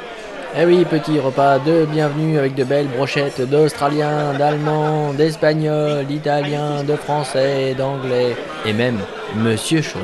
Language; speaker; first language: French; native; French